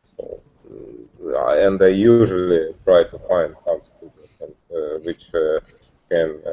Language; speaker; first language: English; non-native, learner; Russian